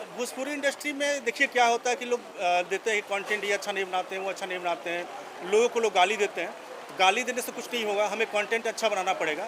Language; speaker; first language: Hindi; native; Hindi